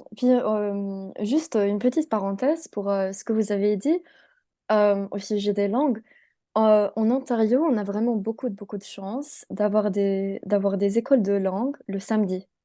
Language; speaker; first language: French; non-native, local second language; English